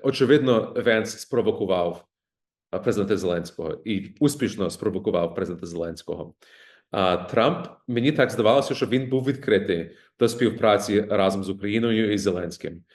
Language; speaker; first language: Ukrainian; early bilingual, heritage; Ukrainian